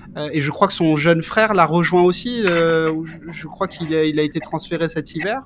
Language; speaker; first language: French; native; French